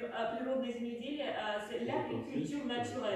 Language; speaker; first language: French; non-native, fluent; Russian